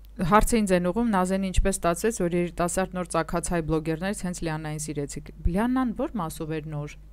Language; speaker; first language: Armenian; native; Armenian